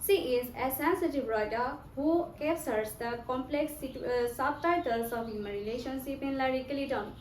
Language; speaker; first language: English; non-native, local second language; Assamese